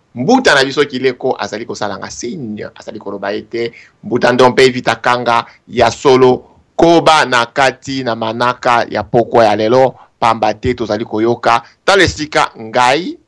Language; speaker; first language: Lingala; non-native, local second language; Kongo